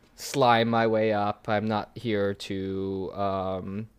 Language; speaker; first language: English; early bilingual, other home language; German